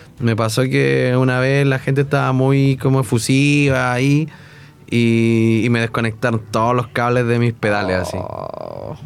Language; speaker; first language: Spanish; native; Spanish